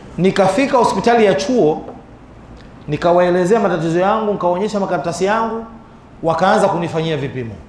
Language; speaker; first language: Swahili; native; Swahili